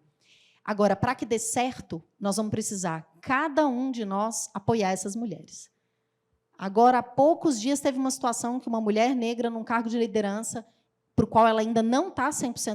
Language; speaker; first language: Portuguese; native; Portuguese